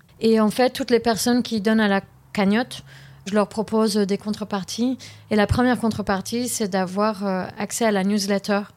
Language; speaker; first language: French; early bilingual, heritage; French